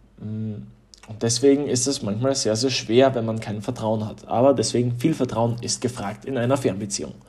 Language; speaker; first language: German; early bilingual, other home language; Polish